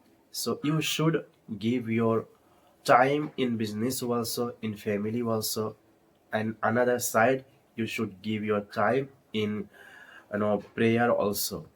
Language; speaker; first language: English; non-native, learner; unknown